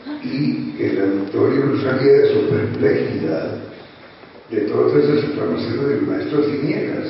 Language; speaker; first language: Spanish; native; Spanish